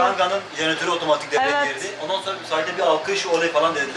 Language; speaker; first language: Turkish; native; Turkish